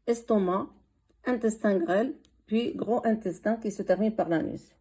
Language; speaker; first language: French; non-native, local second language; Arabic